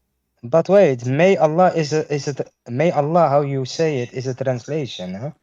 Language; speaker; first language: English; non-native, learner; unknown